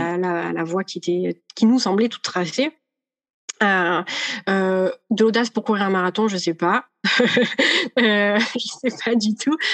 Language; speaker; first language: French; native; French